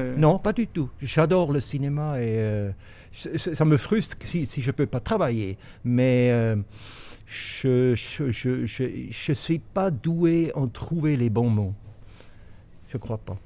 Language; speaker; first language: French; non-native, local second language; German